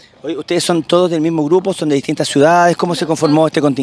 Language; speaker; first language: Spanish; native; Spanish